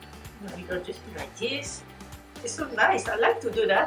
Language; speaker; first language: English; non-native, fluent; French